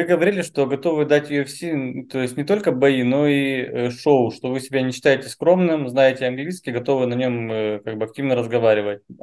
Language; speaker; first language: Russian; native; Russian